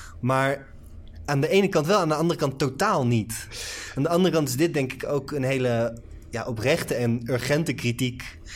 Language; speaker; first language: Dutch; native; Dutch